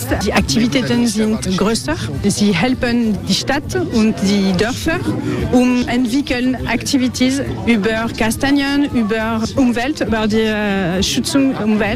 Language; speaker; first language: German; non-native, learner; French